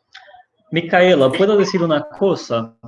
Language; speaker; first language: Spanish; non-native, fluent; Portuguese